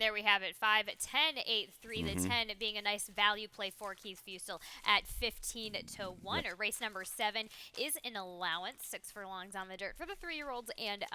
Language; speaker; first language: English; native; English